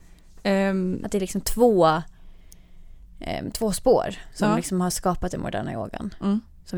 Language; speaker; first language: Swedish; native; Swedish